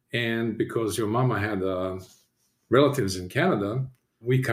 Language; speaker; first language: English; non-native, fluent; Serbian